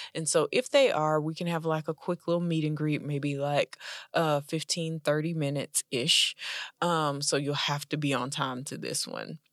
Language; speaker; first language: English; native; English